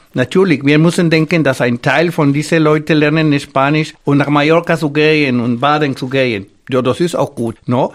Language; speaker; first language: German; non-native, fluent; Spanish